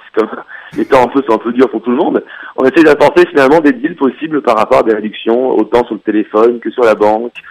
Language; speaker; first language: French; native; French